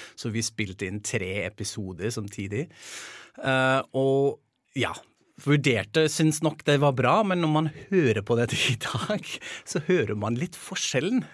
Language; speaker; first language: Norwegian; non-native, fluent; German